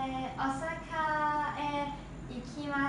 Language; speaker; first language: Japanese; non-native, learner; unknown